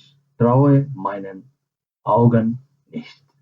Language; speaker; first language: German; non-native, fluent; Urdu